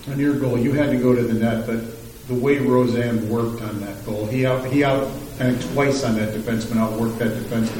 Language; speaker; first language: English; native; English